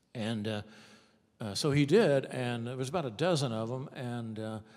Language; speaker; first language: English; native; English